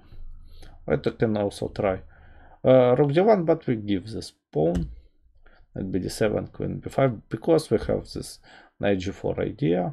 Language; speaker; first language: English; non-native, fluent; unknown